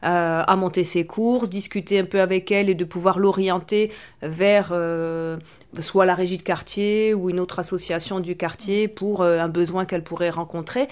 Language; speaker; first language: French; native; French